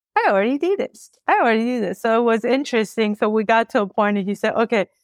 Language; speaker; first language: English; early bilingual, other home language; Persian